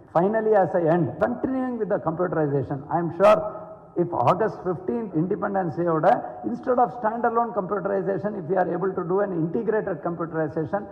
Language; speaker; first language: English; non-native, local second language; Tamil